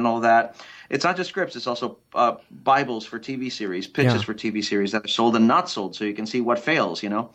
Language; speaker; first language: English; early bilingual, other home language; Spanish